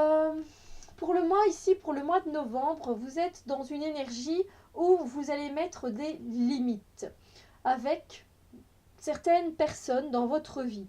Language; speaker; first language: French; native; French